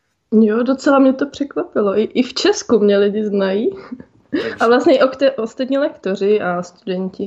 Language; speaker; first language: Czech; native; Czech